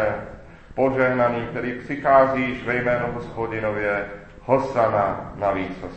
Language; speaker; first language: Czech; native; Czech